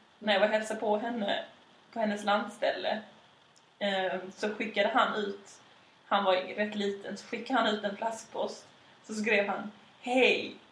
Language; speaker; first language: Swedish; native; Swedish